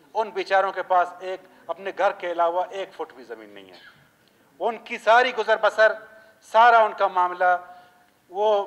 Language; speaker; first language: Urdu; non-native, local second language; Baluchi